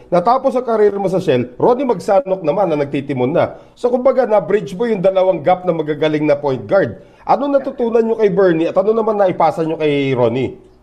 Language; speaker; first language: Filipino; native; Filipino